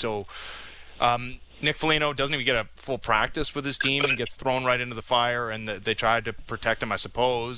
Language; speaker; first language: English; native; English